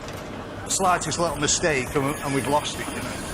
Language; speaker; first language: English; native; English